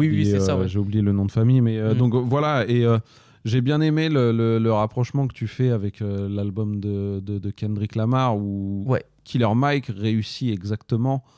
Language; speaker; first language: French; native; French